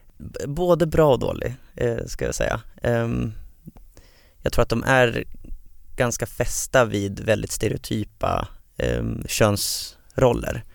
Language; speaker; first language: Swedish; native; Swedish